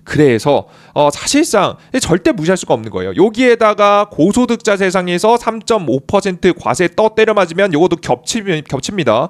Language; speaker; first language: Korean; native; Korean